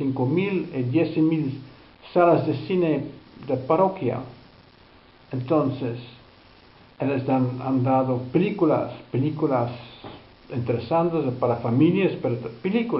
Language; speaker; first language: Spanish; non-native, fluent; Dutch